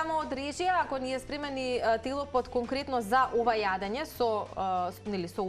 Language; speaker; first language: Macedonian; native; Macedonian